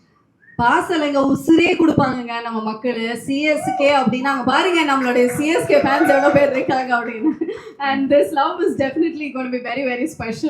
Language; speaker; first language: Tamil; native; Tamil